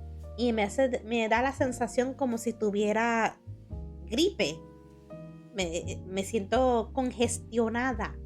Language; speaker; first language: Spanish; early bilingual, heritage; Spanish